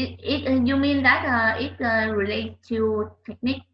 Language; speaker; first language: English; non-native, learner; Vietnamese